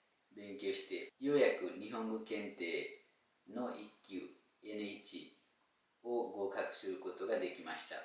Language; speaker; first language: Japanese; non-native, fluent; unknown